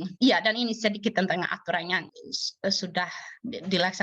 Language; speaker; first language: Indonesian; non-native, fluent; Swedish